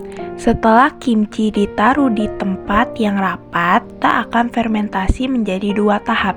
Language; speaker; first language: Indonesian; native; Indonesian